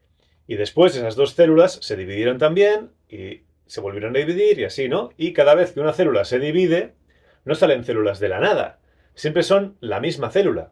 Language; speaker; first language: Spanish; native; Spanish